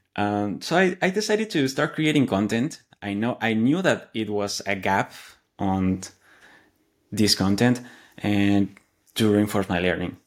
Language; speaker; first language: English; non-native, fluent; Spanish